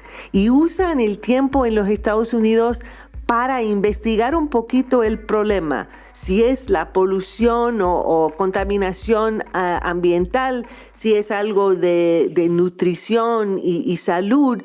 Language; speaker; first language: Spanish; non-native, fluent; English